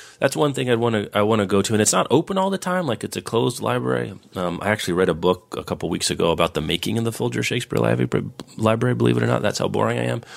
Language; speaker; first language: English; native; English